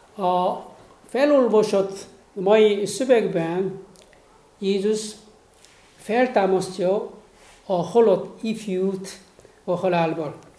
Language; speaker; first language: Hungarian; non-native, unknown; Korean